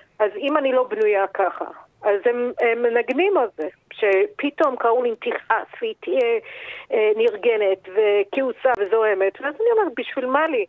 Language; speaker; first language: Hebrew; non-native, fluent; English